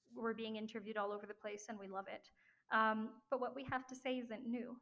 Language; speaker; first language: English; non-native, fluent; French